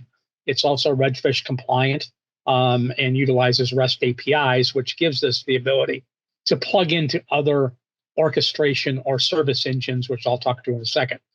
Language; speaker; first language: English; native; English